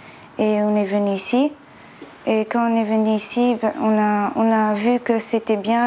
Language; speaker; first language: French; early bilingual, other home language; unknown